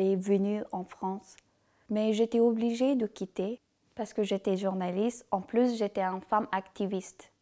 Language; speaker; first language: French; non-native, fluent; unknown